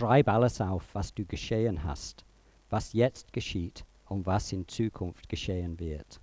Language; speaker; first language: German; non-native, fluent; English